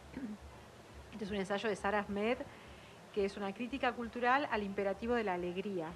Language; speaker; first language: Spanish; native; Spanish